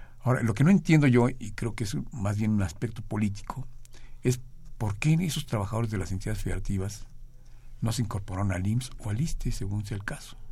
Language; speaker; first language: Spanish; native; Spanish